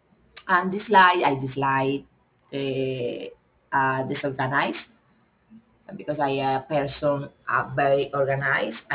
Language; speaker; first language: English; non-native, learner; Spanish